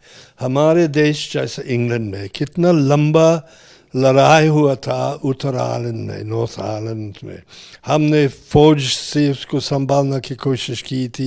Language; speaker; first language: Hindi; non-native, fluent; English